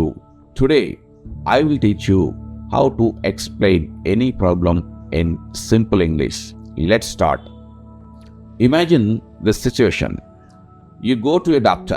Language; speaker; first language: English; non-native, local second language; Telugu